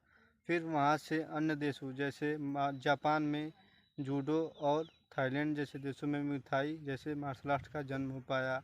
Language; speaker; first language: Hindi; native; Hindi